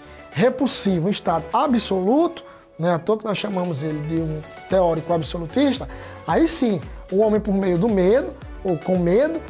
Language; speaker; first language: Portuguese; native; Portuguese